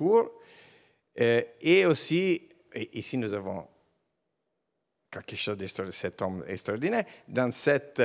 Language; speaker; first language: French; non-native, learner; Italian